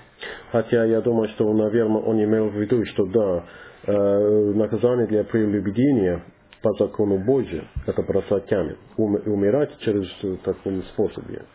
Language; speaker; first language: Russian; non-native, learner; English